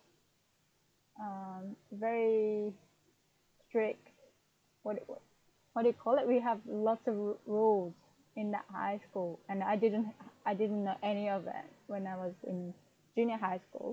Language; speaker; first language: English; non-native, fluent; Japanese